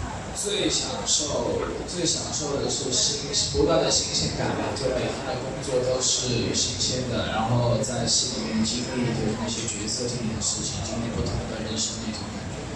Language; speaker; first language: Chinese; native; Chinese